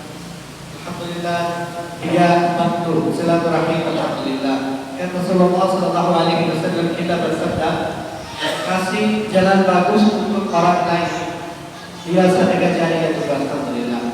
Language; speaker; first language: Indonesian; non-native, learner; Urdu